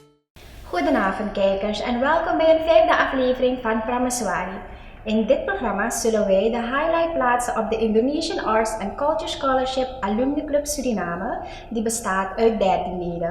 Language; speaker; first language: Dutch; native; Dutch